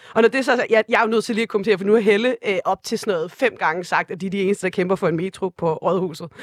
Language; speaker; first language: Danish; native; Danish